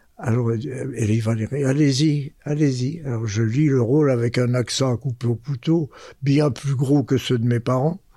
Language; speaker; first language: French; early bilingual, other home language; Spanish